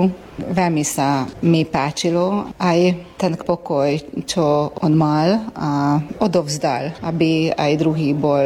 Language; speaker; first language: Slovak; early bilingual, heritage; Slovak